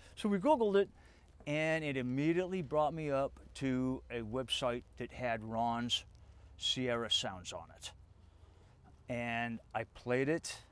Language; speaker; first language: English; native; English